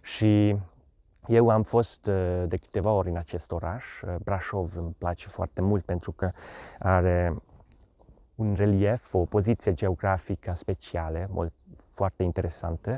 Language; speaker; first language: Romanian; non-native, fluent; Hungarian